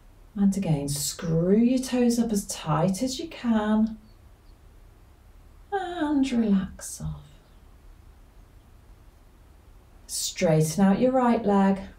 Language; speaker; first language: English; native; English